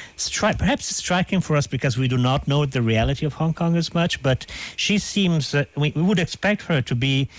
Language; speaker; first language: English; non-native, fluent; Italian